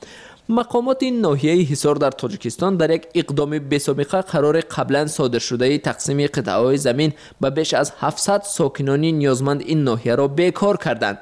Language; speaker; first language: Persian; native; Persian